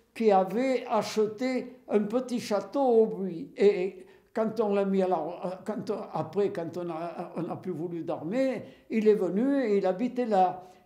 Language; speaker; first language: French; native; French